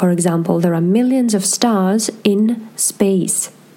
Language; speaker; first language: English; non-native, fluent; Russian